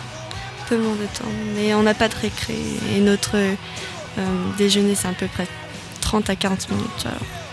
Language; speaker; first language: French; non-native, learner; English